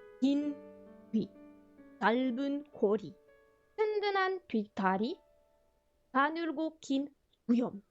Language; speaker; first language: Korean; non-native, fluent; French